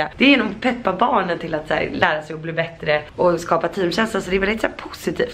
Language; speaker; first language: Swedish; native; Swedish